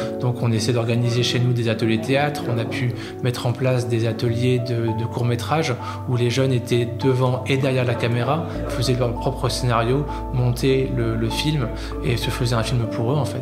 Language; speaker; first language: French; native; French